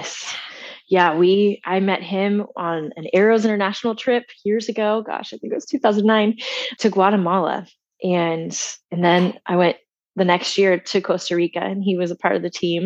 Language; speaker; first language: English; native; English